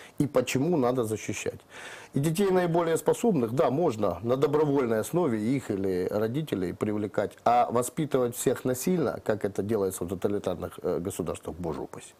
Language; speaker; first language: Russian; native; Russian